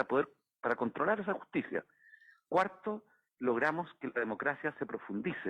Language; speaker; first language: Spanish; native; Spanish